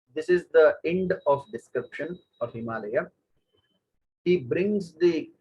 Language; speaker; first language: English; non-native, local second language; Kannada